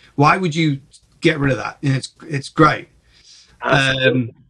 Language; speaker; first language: English; early bilingual, other home language; Czech